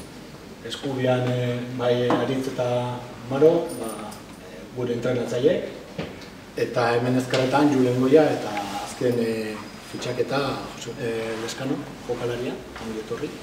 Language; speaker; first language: Basque; native; Basque